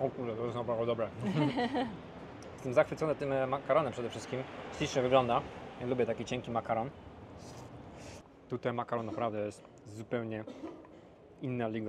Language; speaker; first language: Polish; native; Polish